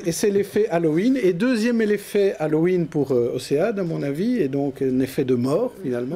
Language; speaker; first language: French; native; French